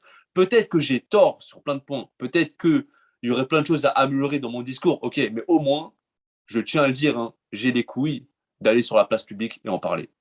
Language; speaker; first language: French; native; French